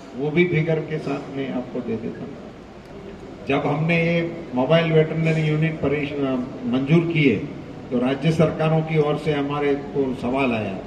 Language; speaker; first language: Hindi; non-native, local second language; Gujarati